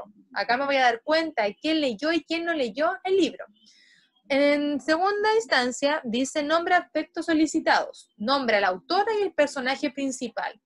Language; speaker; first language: Spanish; native; Spanish